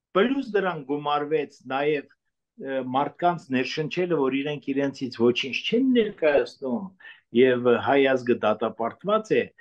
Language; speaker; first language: Armenian; native; Armenian